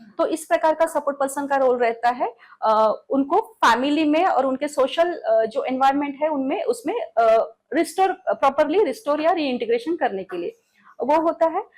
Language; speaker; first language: Hindi; non-native, local second language; Marathi